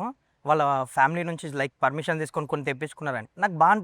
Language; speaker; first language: Telugu; native; Telugu